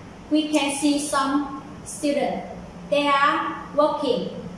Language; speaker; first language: English; non-native, fluent; Vietnamese